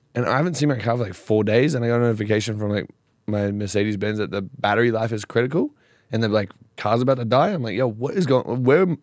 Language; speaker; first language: English; native; English